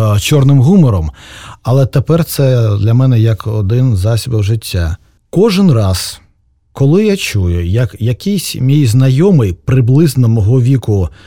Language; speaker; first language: Ukrainian; native; Ukrainian